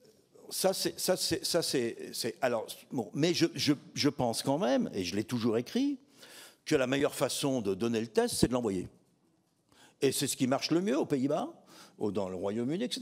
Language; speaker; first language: French; native; French